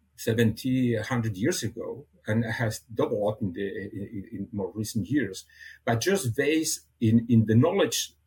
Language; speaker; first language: English; non-native, fluent; Catalan